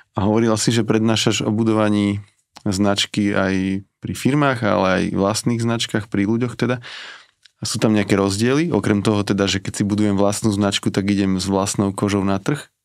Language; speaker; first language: Slovak; native; Slovak